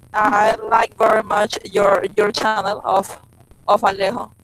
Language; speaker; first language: English; non-native, learner; Spanish